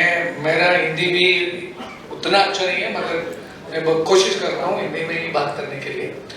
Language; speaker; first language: Hindi; non-native, local second language; Kannada